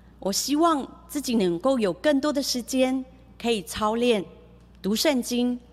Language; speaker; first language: Chinese; early bilingual, heritage; Chinese